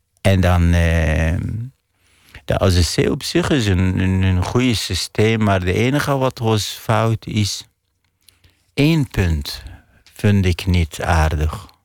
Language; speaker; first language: Dutch; non-native, fluent; Arabic